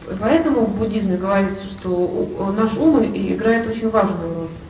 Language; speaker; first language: Russian; native; Russian